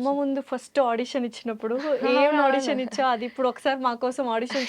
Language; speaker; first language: Telugu; native; Telugu